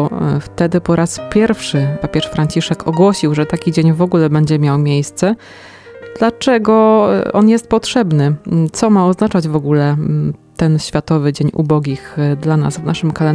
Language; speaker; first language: Polish; native; Polish